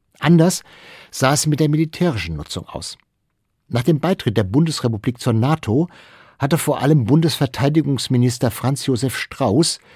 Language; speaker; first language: German; native; German